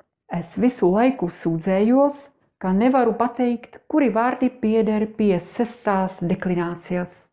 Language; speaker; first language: Latvian; non-native, learner; Czech